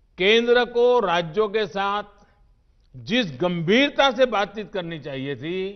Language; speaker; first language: Hindi; native; Hindi